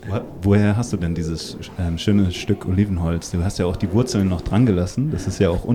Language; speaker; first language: German; native; German